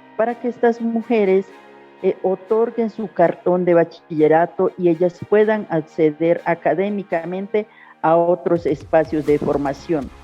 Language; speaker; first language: Spanish; native; Spanish